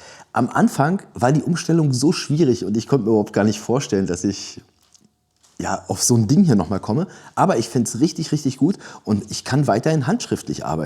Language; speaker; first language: German; native; German